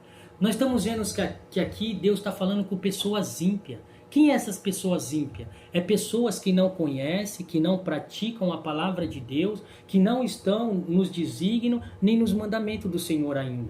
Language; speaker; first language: Portuguese; native; Portuguese